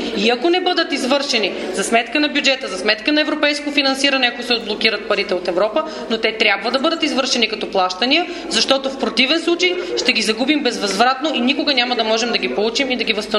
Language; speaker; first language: Bulgarian; native; Bulgarian